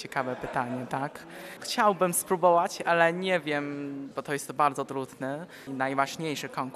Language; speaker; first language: Polish; non-native, learner; Chinese